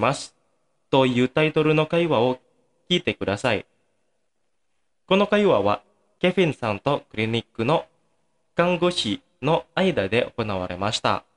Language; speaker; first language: Japanese; non-native, fluent; Indonesian